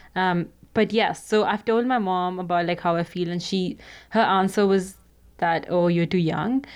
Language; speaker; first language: English; non-native, local second language; Hindi